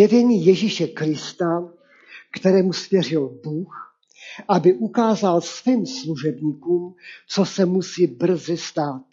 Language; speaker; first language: Czech; non-native, local second language; Polish